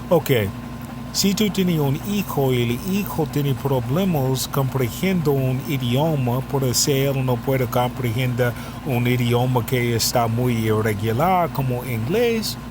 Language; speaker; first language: Spanish; non-native, learner; English